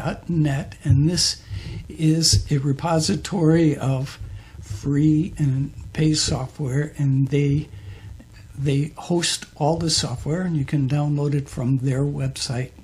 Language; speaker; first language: English; native; English